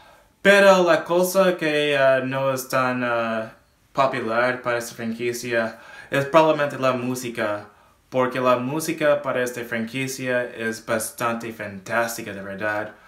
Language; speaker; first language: Spanish; non-native, learner; English